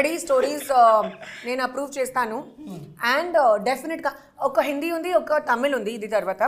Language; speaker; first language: Telugu; non-native, learner; Hindi